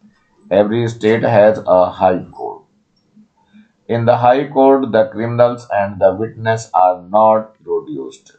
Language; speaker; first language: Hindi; native; Hindi